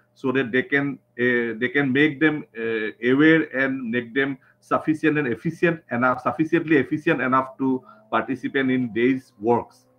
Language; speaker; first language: English; non-native, local second language; Assamese